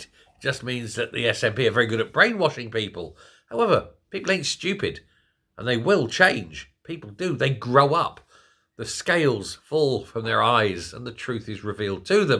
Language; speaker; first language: English; native; English